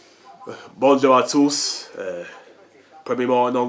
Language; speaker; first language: French; non-native, learner; English